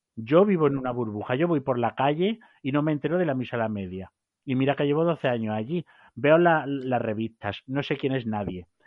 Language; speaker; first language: Spanish; native; Spanish